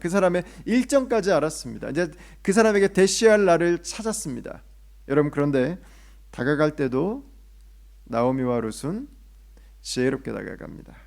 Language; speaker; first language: Korean; native; Korean